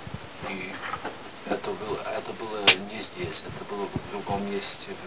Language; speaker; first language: Russian; non-native, fluent; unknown